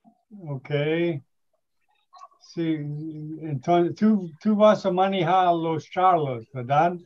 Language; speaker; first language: Spanish; non-native, learner; English